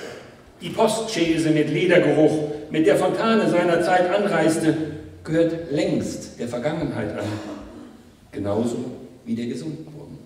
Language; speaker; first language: German; native; German